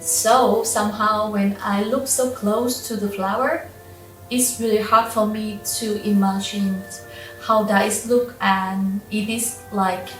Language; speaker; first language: English; non-native, local second language; Vietnamese